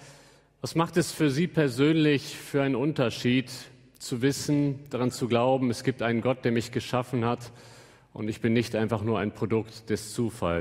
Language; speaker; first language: German; native; German